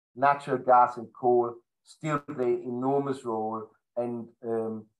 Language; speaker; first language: English; non-native, fluent; German